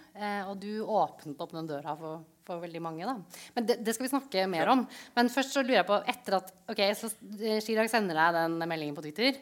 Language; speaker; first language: Norwegian; early bilingual, other home language; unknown